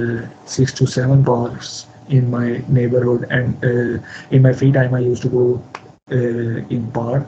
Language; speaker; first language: English; non-native, learner; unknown